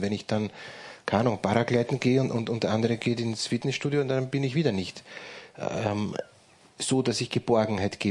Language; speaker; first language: German; native; German